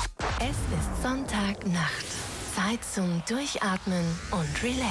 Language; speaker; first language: German; native; German